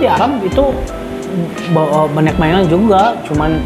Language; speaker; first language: Indonesian; non-native, learner; Arabic